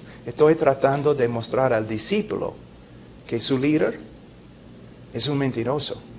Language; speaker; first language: Spanish; non-native, fluent; English